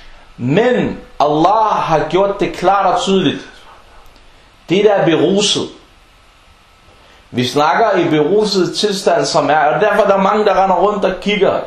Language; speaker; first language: Danish; non-native, local second language; Arabic